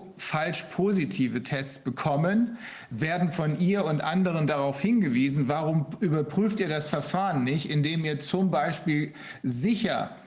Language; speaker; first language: German; native; German